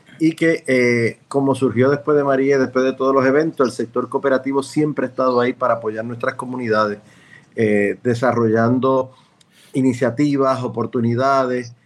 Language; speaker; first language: Spanish; native; Spanish